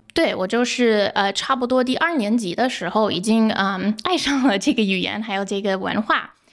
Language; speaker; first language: Chinese; non-native, fluent; English